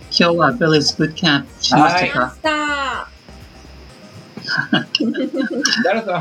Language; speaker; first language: Japanese; non-native, learner; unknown